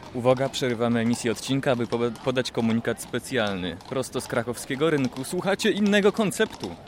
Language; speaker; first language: Polish; native; Polish